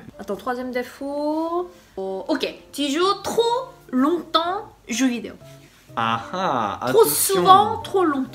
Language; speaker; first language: French; non-native, fluent; Korean